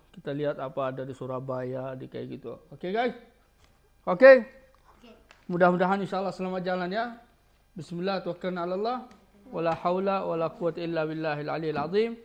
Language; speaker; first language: Indonesian; early bilingual, heritage; Arabic